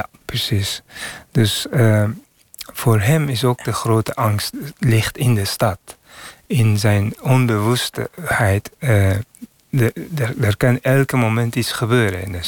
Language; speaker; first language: Dutch; non-native, fluent; Persian